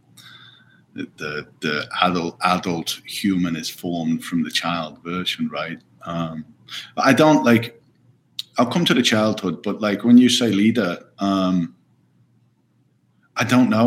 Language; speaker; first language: English; native; English